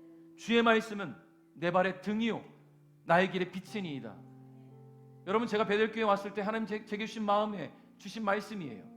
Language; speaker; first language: Korean; native; Korean